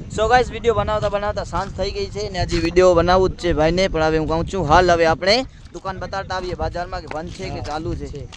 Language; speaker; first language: Gujarati; non-native, local second language; Kachhi